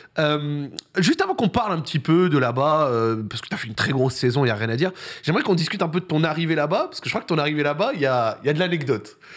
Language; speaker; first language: French; native; French